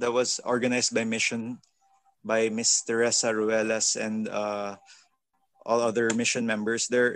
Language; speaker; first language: English; non-native, local second language; Filipino